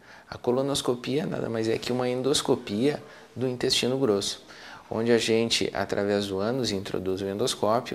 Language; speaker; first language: Portuguese; native; Portuguese